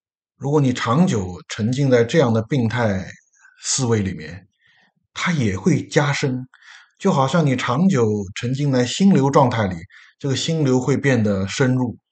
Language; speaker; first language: Chinese; native; Chinese